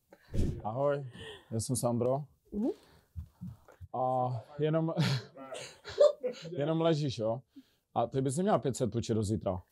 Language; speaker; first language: Czech; native; Czech